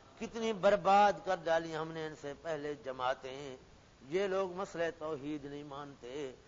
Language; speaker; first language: Urdu; non-native, local second language; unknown